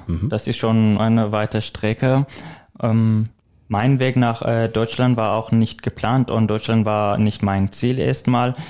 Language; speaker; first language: German; non-native, fluent; Kurdish